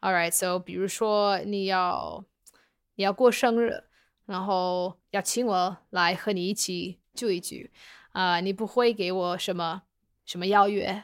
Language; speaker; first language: Chinese; non-native, fluent; English